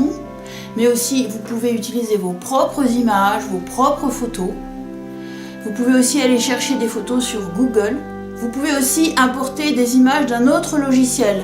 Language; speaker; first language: French; native; French